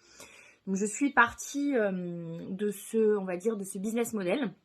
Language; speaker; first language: French; native; French